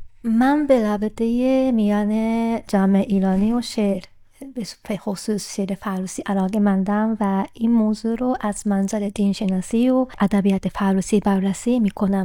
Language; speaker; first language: Persian; non-native, fluent; Japanese